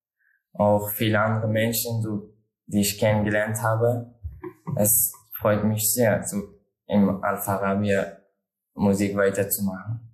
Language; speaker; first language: German; non-native, learner; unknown